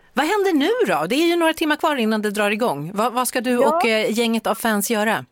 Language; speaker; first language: Swedish; native; Swedish